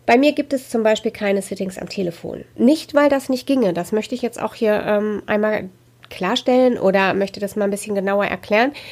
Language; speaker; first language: German; native; German